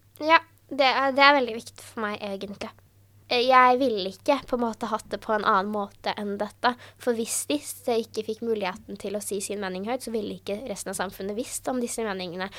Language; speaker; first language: Norwegian; early bilingual, other home language; Urdu